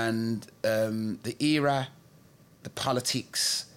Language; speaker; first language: English; native; English